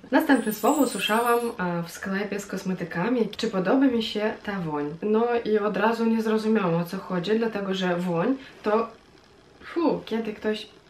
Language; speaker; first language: Polish; non-native, fluent; Russian